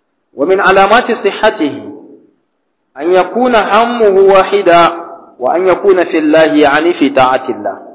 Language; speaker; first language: Arabic; non-native, fluent; Hausa